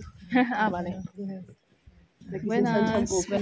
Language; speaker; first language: Spanish; non-native, learner; Filipino